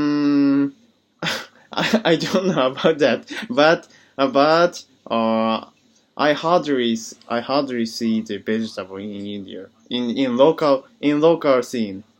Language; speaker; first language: English; non-native, learner; Japanese